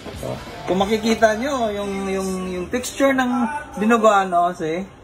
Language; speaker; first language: Filipino; non-native, local second language; Cebuano